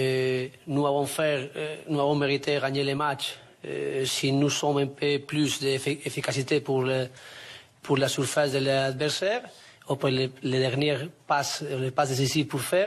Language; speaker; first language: French; non-native, learner; Spanish